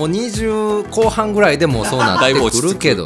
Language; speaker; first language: Japanese; native; Japanese